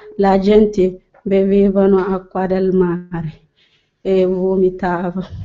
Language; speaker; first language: Italian; non-native, learner; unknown